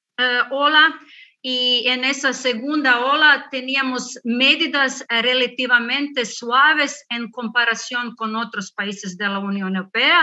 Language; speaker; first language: Spanish; non-native, learner; Croatian